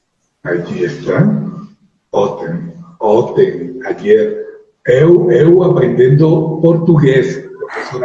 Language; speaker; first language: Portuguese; non-native, learner; Spanish